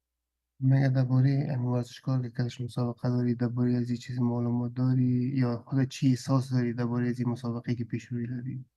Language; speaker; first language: Persian; early bilingual, heritage; Persian